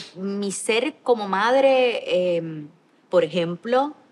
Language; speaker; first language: Spanish; native; Spanish